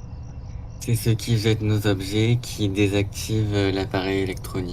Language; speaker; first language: French; native; French